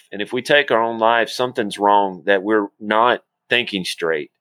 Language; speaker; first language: English; native; English